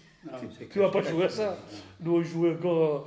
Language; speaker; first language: French; native; French